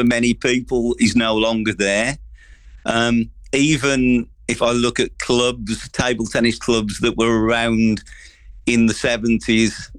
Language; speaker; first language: English; native; English